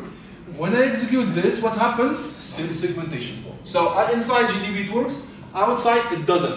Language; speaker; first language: English; non-native, fluent; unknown